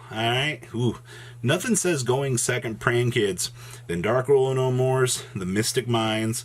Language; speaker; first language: English; native; English